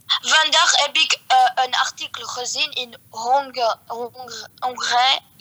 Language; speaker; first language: Dutch; early bilingual, heritage; Dutch